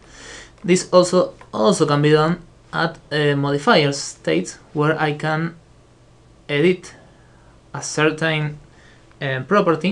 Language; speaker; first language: English; non-native, fluent; Spanish